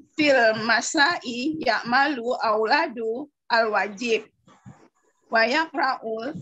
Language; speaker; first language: Arabic; non-native, learner; Indonesian